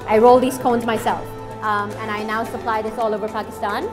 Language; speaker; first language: English; non-native, local second language; Urdu